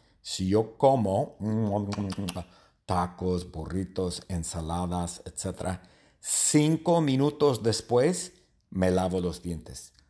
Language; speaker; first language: Spanish; non-native, learner; English